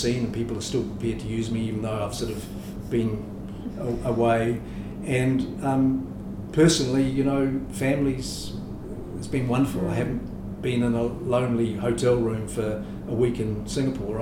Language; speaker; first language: English; native; English